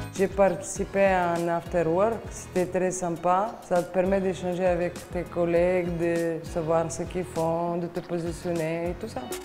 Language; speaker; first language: French; non-native, fluent; Bulgarian